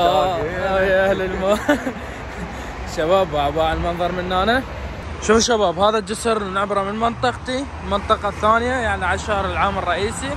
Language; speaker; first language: Arabic; native; Arabic